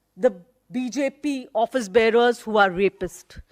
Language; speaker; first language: English; non-native, local second language; Hindi